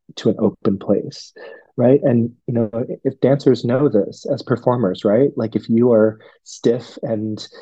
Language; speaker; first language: English; non-native, local second language; Cantonese